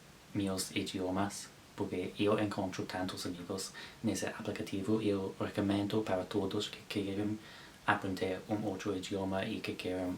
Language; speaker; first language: Portuguese; non-native, learner; English